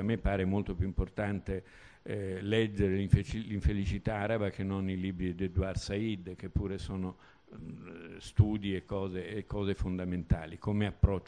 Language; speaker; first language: Italian; native; Italian